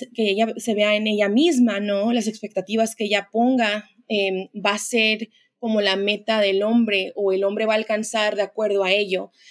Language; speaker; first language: Spanish; early bilingual, heritage; Spanish